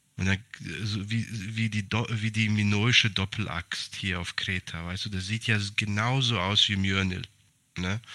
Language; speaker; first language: German; early bilingual, other home language; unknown